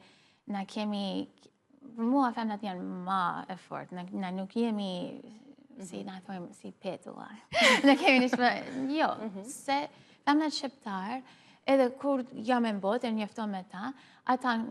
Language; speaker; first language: Albanian; early bilingual, heritage; Albanian